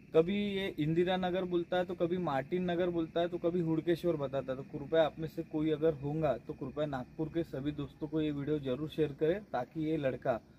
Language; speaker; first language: Hindi; non-native, local second language; Marathi